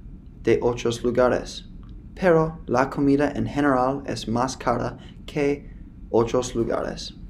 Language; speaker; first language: Spanish; non-native, learner; English